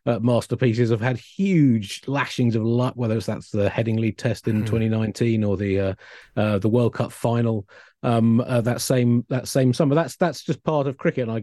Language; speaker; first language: English; native; English